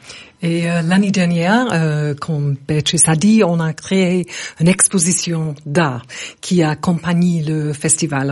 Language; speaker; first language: French; non-native, fluent; English